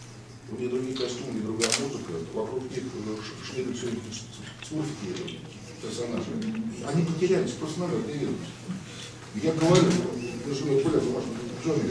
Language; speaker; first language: Russian; native; Russian